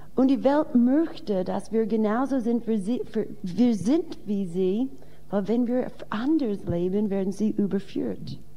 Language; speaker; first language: German; non-native, fluent; English